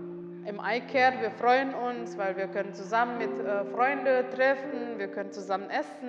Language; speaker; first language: German; non-native, learner; Indonesian